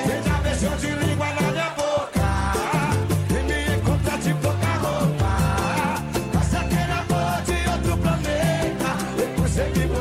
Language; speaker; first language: Portuguese; native; Portuguese